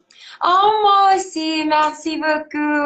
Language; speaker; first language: French; non-native, learner; Spanish